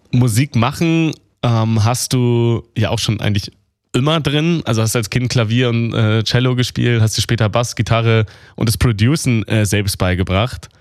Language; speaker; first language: German; native; German